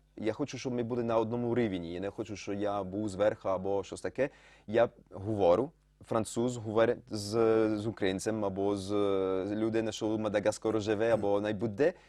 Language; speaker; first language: Ukrainian; early bilingual, heritage; Ukrainian